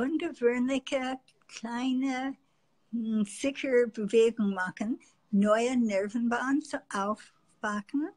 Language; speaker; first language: German; non-native, fluent; English